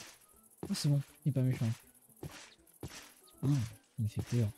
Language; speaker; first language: French; native; French